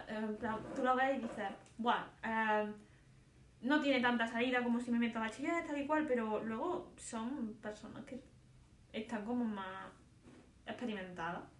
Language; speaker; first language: Spanish; native; Spanish